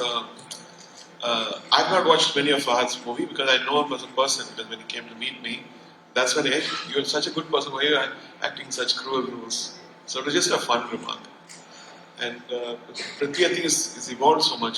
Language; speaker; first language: English; non-native, local second language; Tamil